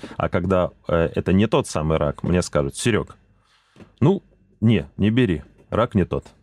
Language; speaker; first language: Russian; native; Russian